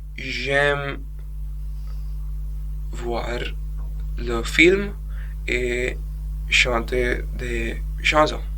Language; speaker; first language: French; non-native, learner; Gujarati